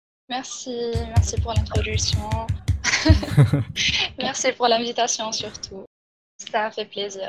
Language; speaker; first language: French; non-native, local second language; Arabic